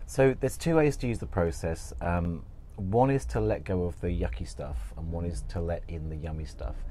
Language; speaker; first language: English; native; English